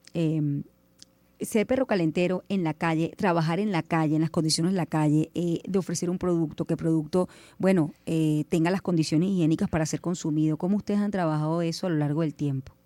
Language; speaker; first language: Spanish; native; Spanish